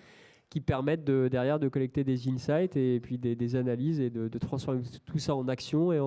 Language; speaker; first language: French; native; French